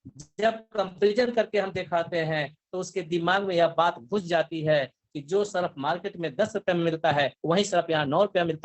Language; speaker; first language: Hindi; native; Hindi